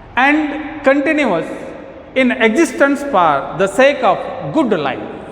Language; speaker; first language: English; non-native, local second language; Kannada